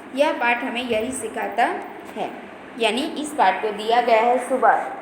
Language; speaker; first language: Hindi; non-native, local second language; Gujarati